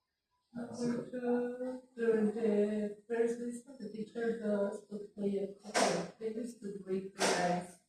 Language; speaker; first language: English; non-native, learner; Spanish